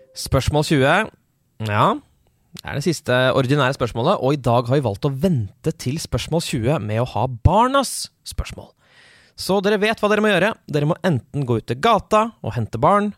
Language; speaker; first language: Norwegian; native; Norwegian